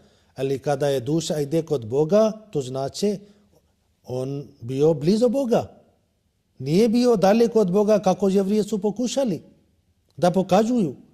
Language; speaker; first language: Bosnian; non-native, learner; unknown